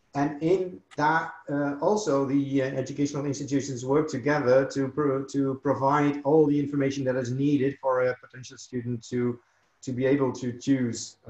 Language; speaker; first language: English; non-native, fluent; Dutch